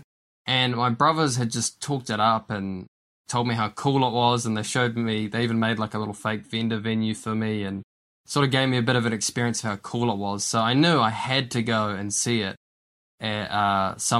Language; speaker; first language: English; native; English